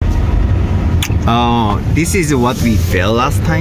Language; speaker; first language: English; non-native, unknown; Korean